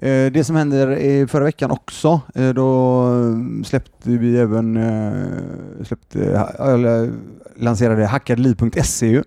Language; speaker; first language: Swedish; native; Swedish